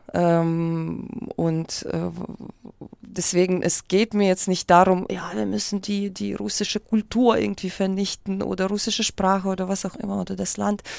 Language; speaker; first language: German; early bilingual, other home language; Russian